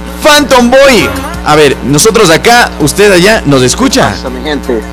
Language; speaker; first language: Spanish; native; Spanish